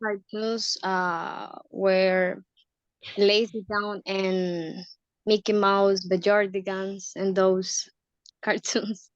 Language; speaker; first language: English; non-native, learner; Spanish